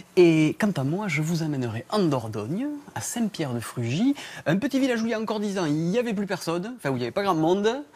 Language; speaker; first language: French; native; French